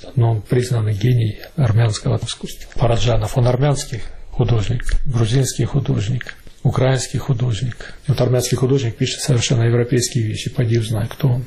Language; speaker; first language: Russian; native; Russian